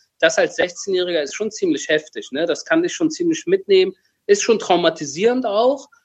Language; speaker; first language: German; early bilingual, other home language; Persian